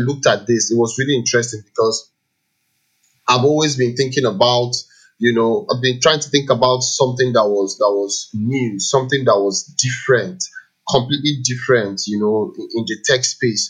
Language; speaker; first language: English; non-native, local second language; Igbo